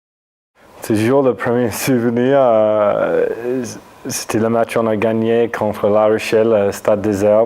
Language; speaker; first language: French; non-native, fluent; English